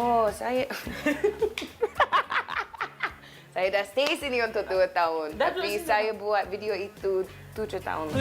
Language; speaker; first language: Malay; non-native, learner; English